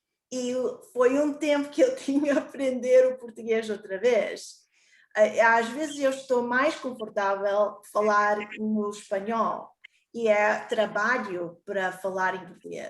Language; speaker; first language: Portuguese; early bilingual, heritage; Portuguese